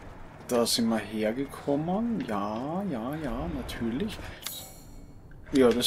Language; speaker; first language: German; native; German